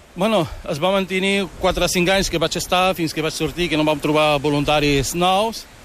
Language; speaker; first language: Catalan; early bilingual, other home language; Arabic